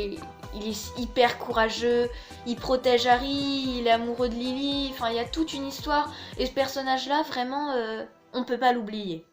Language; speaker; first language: French; native; French